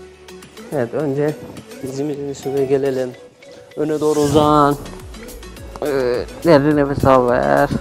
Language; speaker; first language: Turkish; native; Turkish